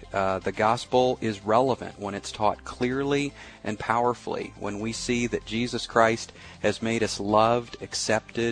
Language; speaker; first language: English; native; English